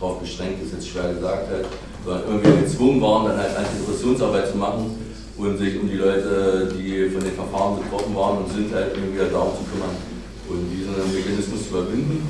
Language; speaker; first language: German; native; German